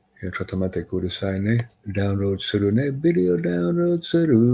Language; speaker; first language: Japanese; non-native, learner; English